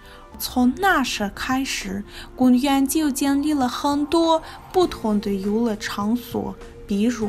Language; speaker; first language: Chinese; non-native, learner; Russian